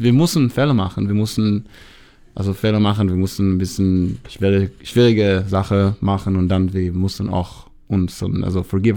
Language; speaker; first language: German; non-native, learner; Hebrew